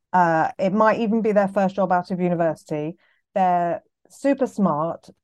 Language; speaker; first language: English; native; English